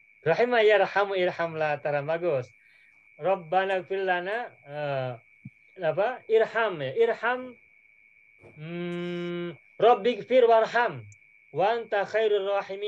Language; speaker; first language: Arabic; non-native, fluent; Indonesian